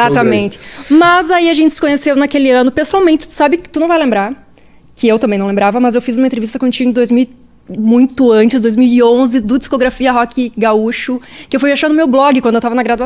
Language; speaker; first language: Portuguese; native; Portuguese